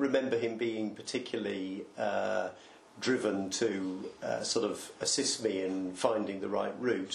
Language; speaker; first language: English; native; English